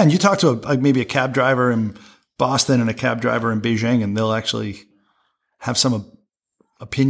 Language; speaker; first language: English; native; English